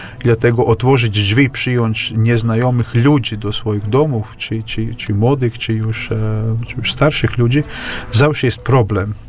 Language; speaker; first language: Polish; non-native, fluent; Latvian